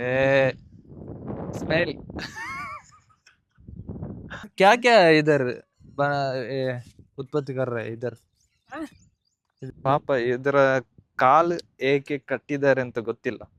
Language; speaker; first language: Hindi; non-native, local second language; Kannada